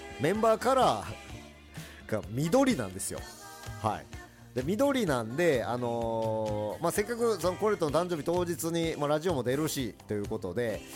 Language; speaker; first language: Japanese; early bilingual, other home language; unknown